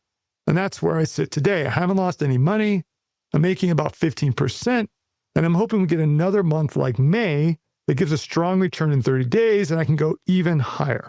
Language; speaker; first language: English; native; English